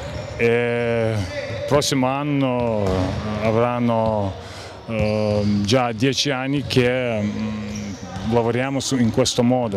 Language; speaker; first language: Italian; non-native, fluent; Lithuanian